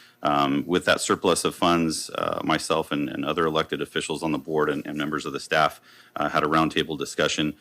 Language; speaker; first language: English; native; English